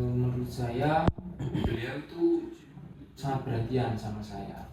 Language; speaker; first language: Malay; non-native, fluent; Indonesian